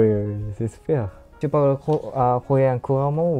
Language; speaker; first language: French; non-native, learner; Japanese